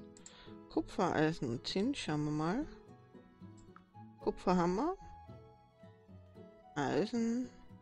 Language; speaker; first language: German; native; German